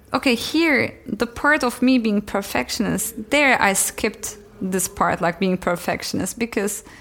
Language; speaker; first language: English; non-native, fluent; Turkish